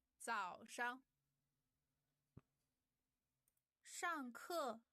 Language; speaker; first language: Chinese; non-native, learner; English